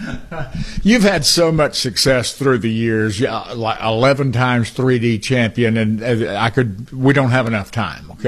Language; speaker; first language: English; native; English